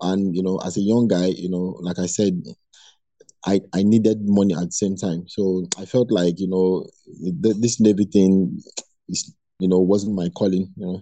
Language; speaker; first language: English; non-native, local second language; Igbo